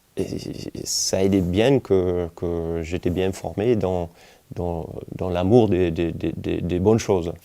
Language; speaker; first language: French; non-native, fluent; English